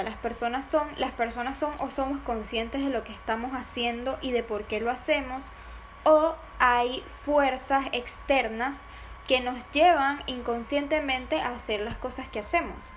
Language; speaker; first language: Spanish; native; Spanish